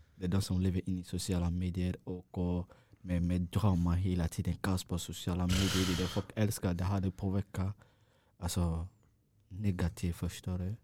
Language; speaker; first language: Swedish; non-native, fluent; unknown